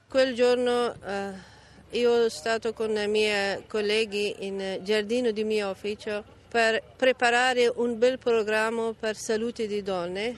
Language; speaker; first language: Italian; non-native, learner; Persian